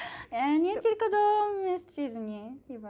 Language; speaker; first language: Polish; non-native, learner; Japanese